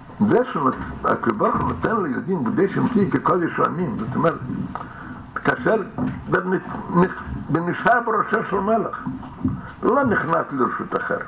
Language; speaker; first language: Hebrew; non-native, fluent; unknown